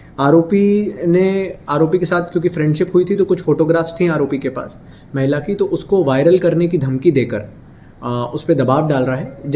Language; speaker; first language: Hindi; native; Hindi